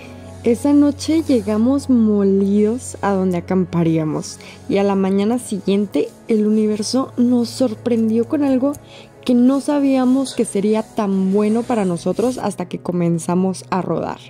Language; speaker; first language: Spanish; native; Spanish